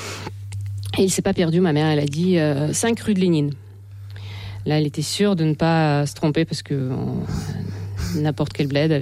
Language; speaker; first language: French; non-native, fluent; Russian